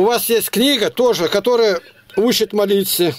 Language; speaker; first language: Russian; native; Russian